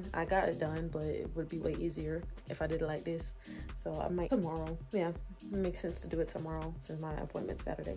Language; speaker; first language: English; native; English